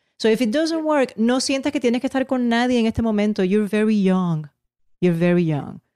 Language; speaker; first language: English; non-native, local second language; Spanish